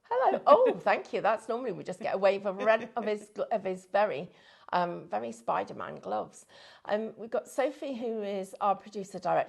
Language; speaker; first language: English; native; English